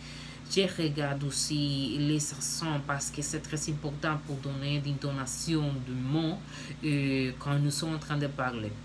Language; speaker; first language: French; non-native, learner; Spanish